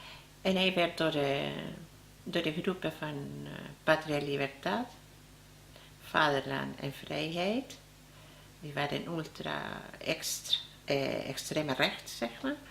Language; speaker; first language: Dutch; non-native, learner; Spanish